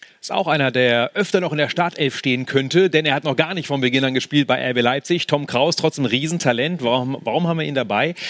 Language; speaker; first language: German; native; German